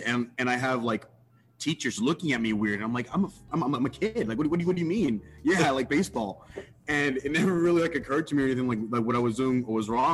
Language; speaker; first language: English; native; English